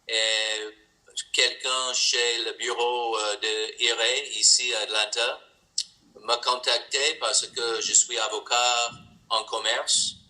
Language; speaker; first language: French; non-native, learner; English